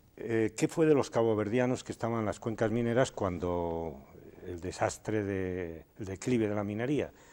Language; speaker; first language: Spanish; native; Spanish